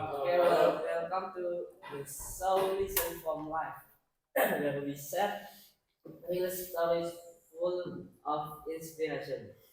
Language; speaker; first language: English; non-native, learner; Indonesian